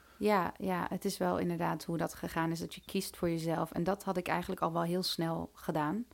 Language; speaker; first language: Dutch; early bilingual, other home language; Turkish